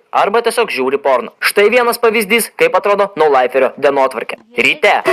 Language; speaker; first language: Lithuanian; native; Lithuanian